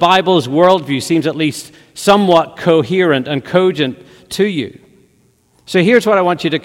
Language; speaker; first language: English; native; English